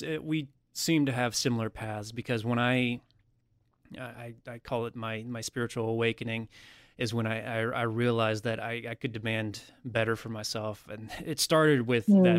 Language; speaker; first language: English; native; English